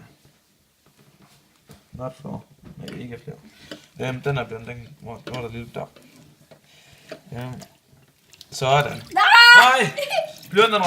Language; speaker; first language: Danish; native; Danish